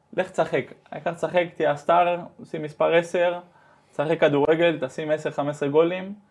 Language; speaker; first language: Hebrew; early bilingual, heritage; Hebrew